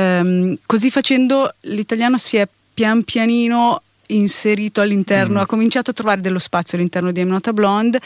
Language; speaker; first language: Italian; native; Italian